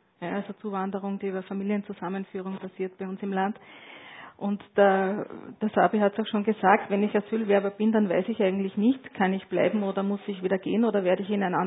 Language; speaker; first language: German; native; German